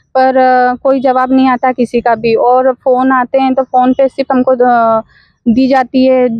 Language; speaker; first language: Hindi; native; Hindi